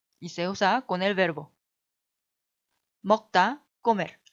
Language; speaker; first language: Spanish; non-native, fluent; Korean